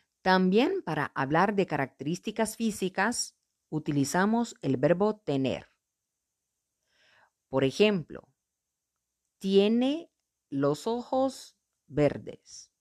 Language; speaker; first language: Spanish; non-native, fluent; Portuguese